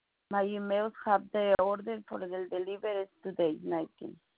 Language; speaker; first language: English; non-native, learner; Spanish